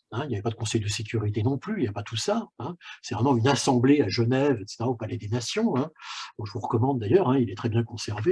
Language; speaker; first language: French; native; French